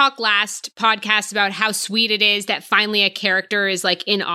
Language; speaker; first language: English; native; English